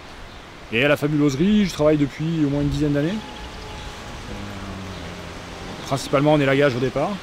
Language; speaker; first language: French; native; French